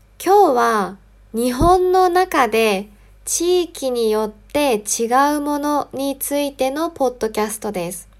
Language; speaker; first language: Japanese; native; Japanese